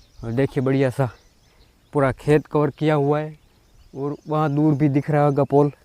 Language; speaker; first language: Hindi; non-native, local second language; Gujarati